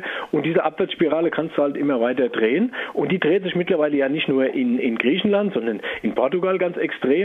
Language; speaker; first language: German; native; German